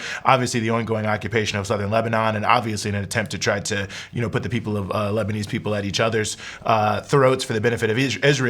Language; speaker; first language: English; native; English